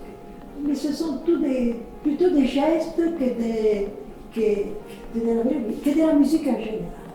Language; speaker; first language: French; non-native, fluent; Italian